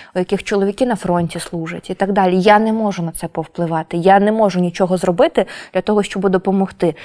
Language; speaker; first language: Ukrainian; native; Ukrainian